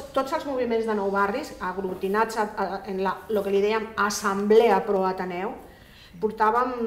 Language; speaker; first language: Catalan; non-native, local second language; Spanish